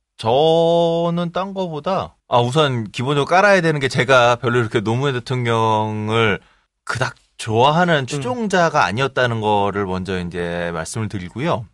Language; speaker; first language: Korean; native; Korean